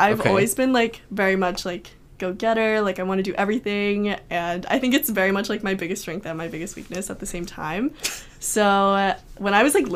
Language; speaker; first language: English; native; English